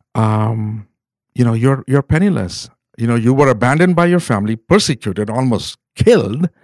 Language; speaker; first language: English; non-native, local second language; Urdu